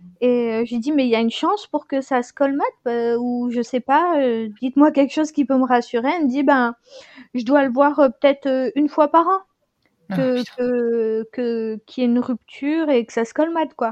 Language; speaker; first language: French; native; French